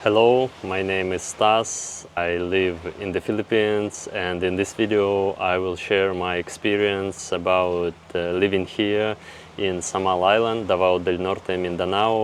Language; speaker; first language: English; non-native, fluent; Russian